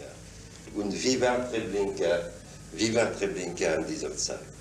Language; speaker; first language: German; non-native, fluent; French